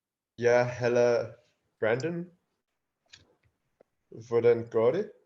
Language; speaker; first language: Danish; non-native, learner; English